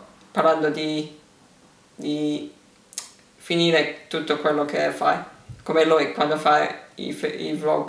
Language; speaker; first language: Italian; early bilingual, heritage; English